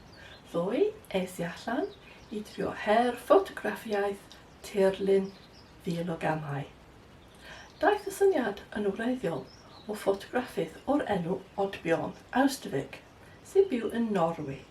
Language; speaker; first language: Welsh; non-native, fluent; English